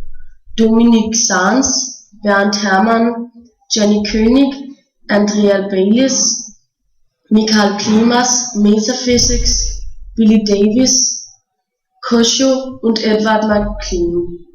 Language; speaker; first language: German; non-native, learner; Danish